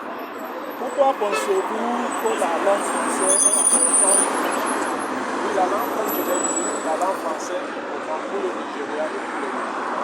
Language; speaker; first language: French; non-native, learner; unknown